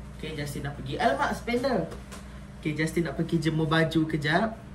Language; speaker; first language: Malay; non-native, local second language; Iban